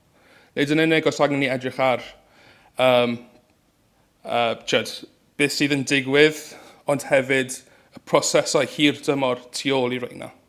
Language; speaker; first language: Welsh; native; Welsh